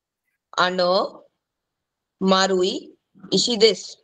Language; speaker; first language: Japanese; non-native, learner; Sinhala